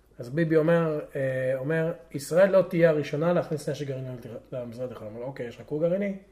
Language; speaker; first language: Hebrew; native; Hebrew